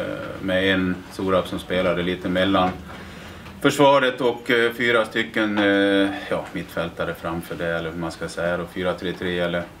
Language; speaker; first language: Swedish; native; Swedish